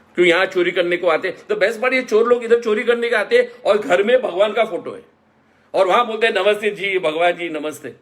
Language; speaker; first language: Hindi; non-native, local second language; Marathi